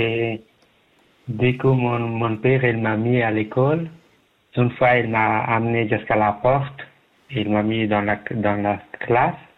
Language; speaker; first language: French; non-native, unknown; Persian